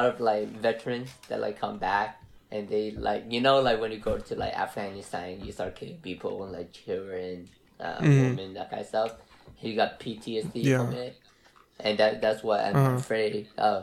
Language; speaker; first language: English; non-native, fluent; Vietnamese